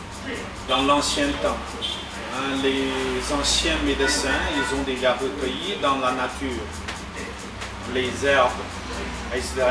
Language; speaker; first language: French; non-native, fluent; Chinese